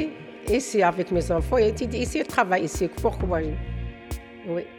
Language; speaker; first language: French; non-native, learner; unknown